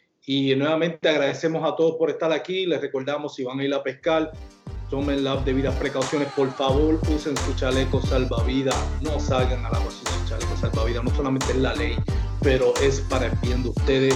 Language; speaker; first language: Spanish; native; Spanish